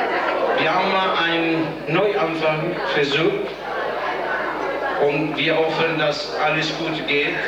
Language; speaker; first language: German; non-native, fluent; Italian